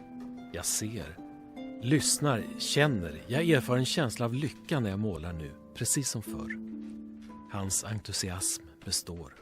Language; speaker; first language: Swedish; native; Swedish